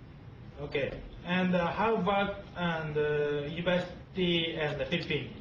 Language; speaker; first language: English; non-native, fluent; Japanese